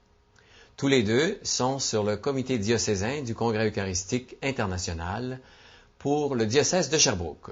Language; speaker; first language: French; native; French